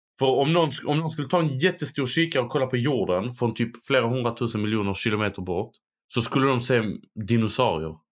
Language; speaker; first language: Swedish; non-native, fluent; Arabic